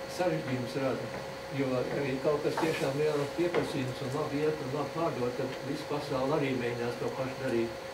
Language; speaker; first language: Latvian; early bilingual, other home language; English